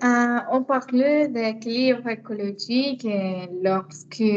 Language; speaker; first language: French; non-native, learner; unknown